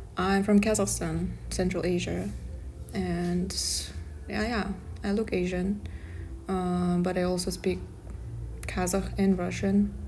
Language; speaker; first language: English; non-native, fluent; Kazakh